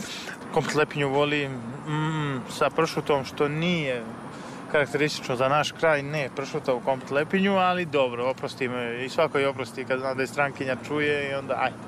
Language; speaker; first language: Serbian; native; Serbian